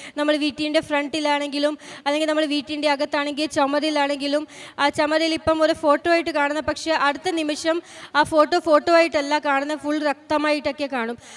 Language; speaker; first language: Malayalam; non-native, fluent; Punjabi